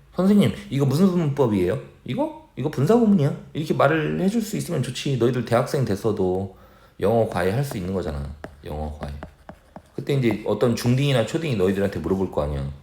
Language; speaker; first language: Korean; native; Korean